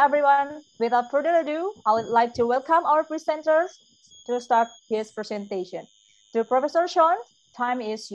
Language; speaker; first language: English; non-native, learner; Indonesian